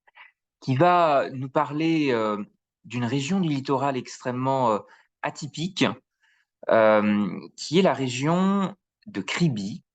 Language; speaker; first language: French; native; French